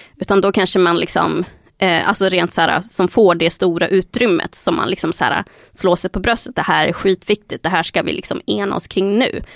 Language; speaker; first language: Swedish; early bilingual, other home language; Spanish